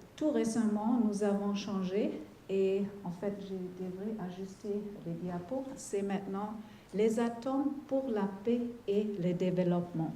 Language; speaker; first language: French; non-native, fluent; German